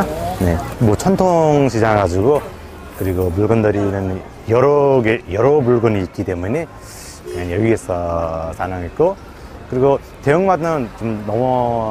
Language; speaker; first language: Korean; non-native, fluent; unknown